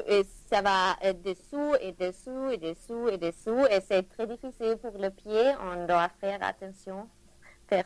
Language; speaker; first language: French; non-native, learner; German